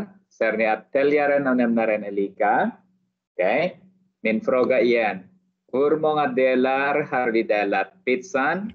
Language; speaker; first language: Swedish; non-native, learner; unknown